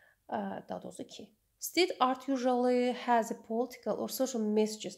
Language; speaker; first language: English; non-native, fluent; Azerbaijani